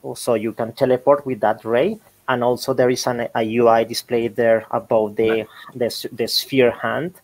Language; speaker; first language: English; non-native, fluent; Spanish